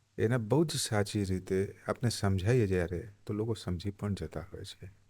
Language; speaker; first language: Gujarati; non-native, local second language; Hindi